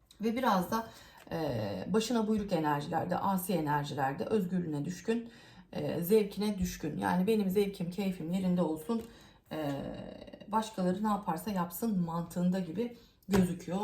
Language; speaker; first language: Turkish; native; Turkish